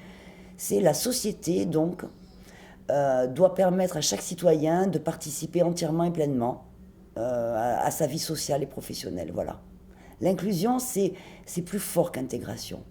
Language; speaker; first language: French; native; French